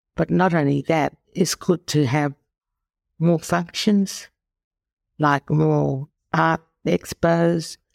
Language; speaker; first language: English; native; English